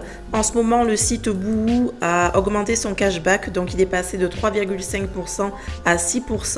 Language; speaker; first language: French; native; French